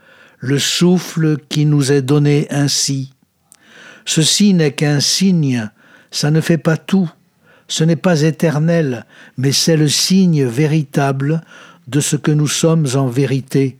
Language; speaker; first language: French; native; French